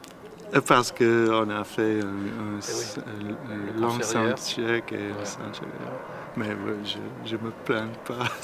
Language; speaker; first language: French; non-native, learner; English